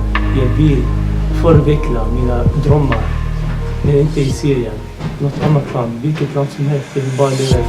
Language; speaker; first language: Swedish; non-native, fluent; Arabic